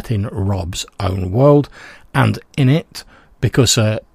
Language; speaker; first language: English; native; English